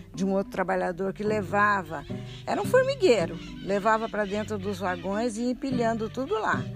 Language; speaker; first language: Portuguese; native; Portuguese